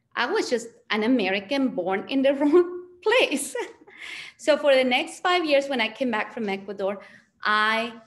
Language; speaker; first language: English; early bilingual, other home language; Spanish